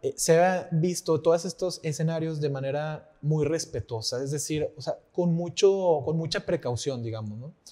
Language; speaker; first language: Spanish; native; Spanish